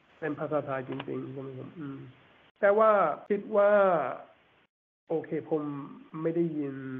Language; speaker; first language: Thai; non-native, learner; English